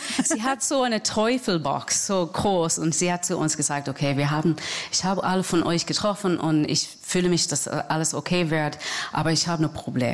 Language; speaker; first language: German; non-native, learner; English